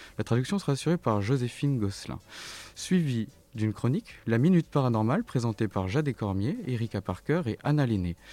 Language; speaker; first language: French; native; French